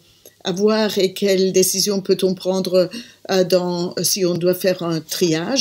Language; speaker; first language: French; non-native, fluent; German